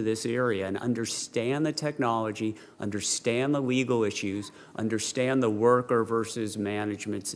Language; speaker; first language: English; native; English